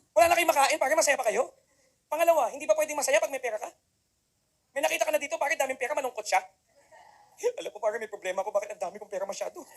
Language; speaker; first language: Filipino; native; Filipino